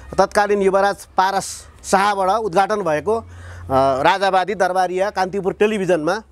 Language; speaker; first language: Nepali; native; Nepali